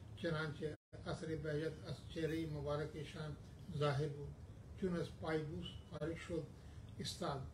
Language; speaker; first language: Persian; non-native, fluent; Hindi